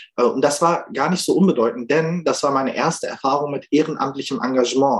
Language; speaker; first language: German; early bilingual, other home language; Turkish